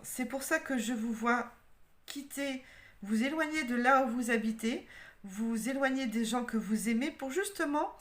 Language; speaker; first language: French; native; French